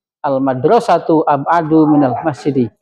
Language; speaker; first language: Arabic; non-native, fluent; Indonesian